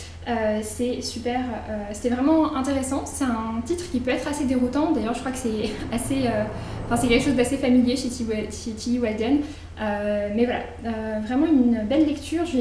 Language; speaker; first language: French; native; French